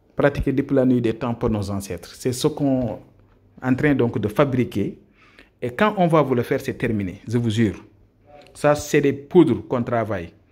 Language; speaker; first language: French; non-native, local second language; Wolof